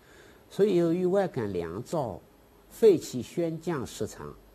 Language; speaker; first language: Chinese; native; Chinese